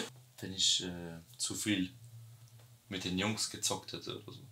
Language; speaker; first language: German; early bilingual, other home language; Albanian